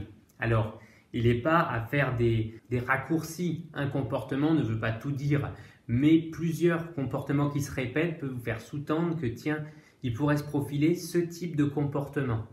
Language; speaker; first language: French; native; French